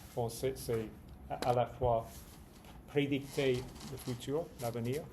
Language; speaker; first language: French; non-native, fluent; English